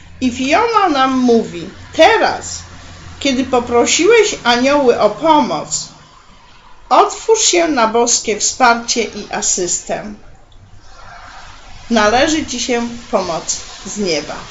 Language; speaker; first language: Polish; native; Polish